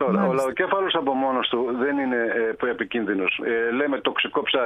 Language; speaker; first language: Greek; native; Greek